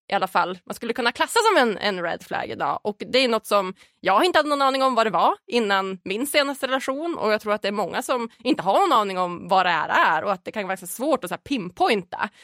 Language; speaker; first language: Swedish; native; Swedish